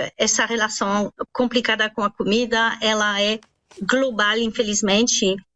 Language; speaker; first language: Portuguese; non-native, fluent; French